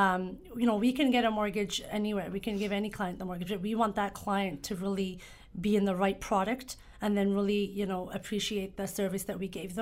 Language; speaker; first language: English; native; English